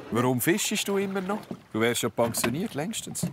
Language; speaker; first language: German; native; German